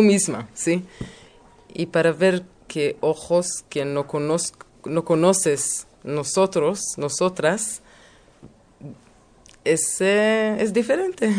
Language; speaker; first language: Spanish; non-native, learner; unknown